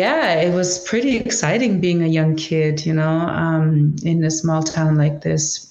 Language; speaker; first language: English; non-native, fluent; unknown